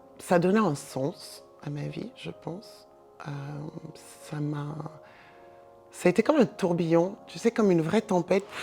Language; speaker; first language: French; native; French